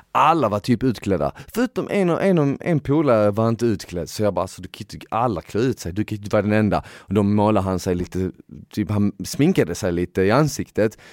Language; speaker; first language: Swedish; native; Swedish